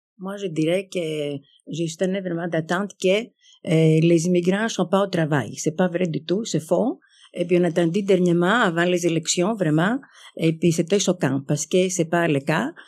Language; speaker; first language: French; non-native, fluent; Greek